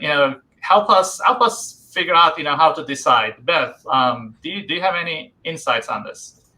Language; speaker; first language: English; native; English